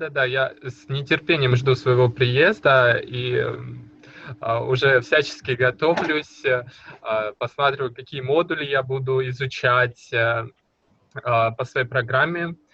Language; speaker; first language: Russian; native; Russian